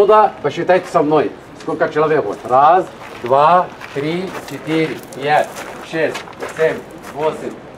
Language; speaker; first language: Russian; non-native, fluent; Arabic